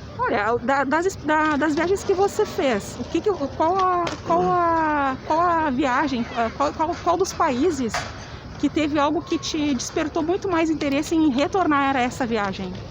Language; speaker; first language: Portuguese; native; Portuguese